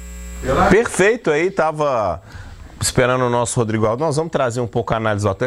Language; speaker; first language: Portuguese; native; Portuguese